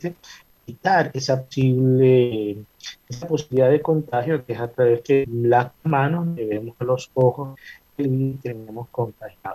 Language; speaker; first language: Spanish; native; Spanish